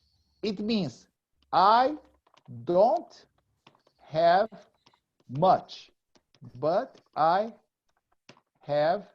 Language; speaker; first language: English; non-native, fluent; Portuguese